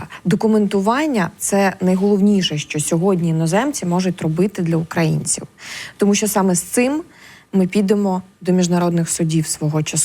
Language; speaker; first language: Ukrainian; native; Ukrainian